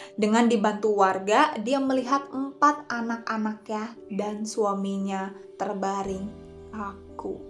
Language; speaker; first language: Indonesian; native; Indonesian